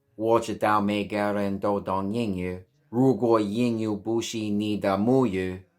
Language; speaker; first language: Chinese; non-native, learner; English